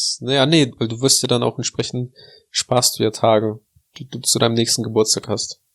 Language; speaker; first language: German; early bilingual, other home language; Russian